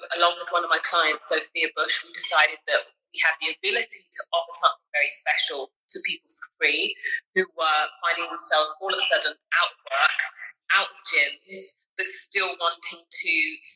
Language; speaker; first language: English; native; English